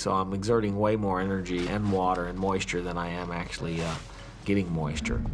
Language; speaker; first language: English; native; English